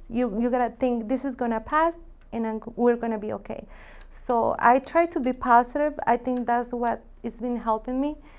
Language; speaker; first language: English; non-native, fluent; Spanish